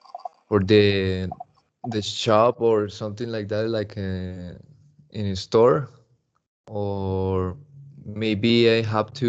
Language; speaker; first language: English; non-native, learner; Spanish